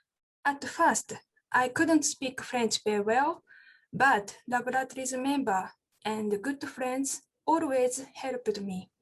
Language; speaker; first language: English; non-native, learner; Japanese